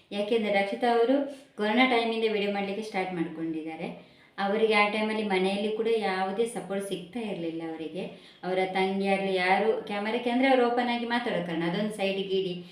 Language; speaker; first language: Kannada; non-native, local second language; Tulu